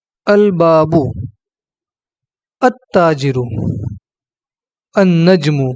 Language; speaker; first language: Arabic; non-native, fluent; Urdu